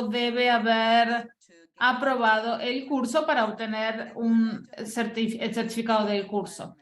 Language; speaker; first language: Spanish; non-native, fluent; Portuguese